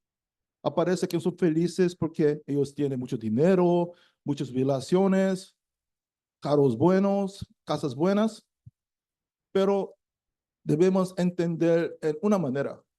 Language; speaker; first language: Spanish; non-native, learner; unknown